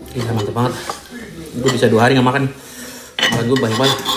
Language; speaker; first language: Indonesian; native; Indonesian